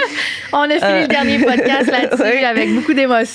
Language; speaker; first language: French; native; French